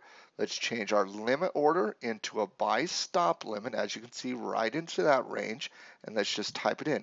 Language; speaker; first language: English; native; English